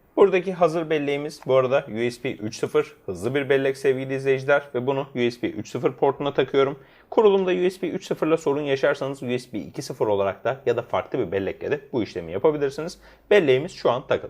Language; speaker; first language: Turkish; native; Turkish